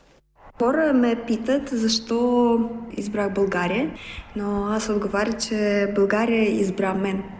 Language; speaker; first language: Bulgarian; non-native, learner; Russian